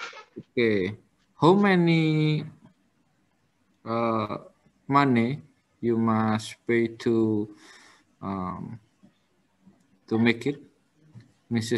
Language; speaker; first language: English; non-native, learner; Indonesian